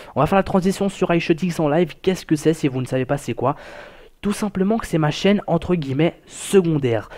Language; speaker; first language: French; native; French